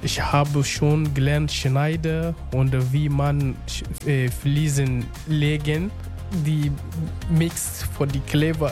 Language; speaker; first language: German; non-native, learner; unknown